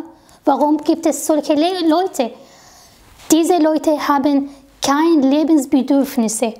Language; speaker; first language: German; non-native, fluent; Arabic